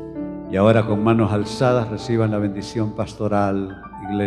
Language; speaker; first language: Spanish; native; Spanish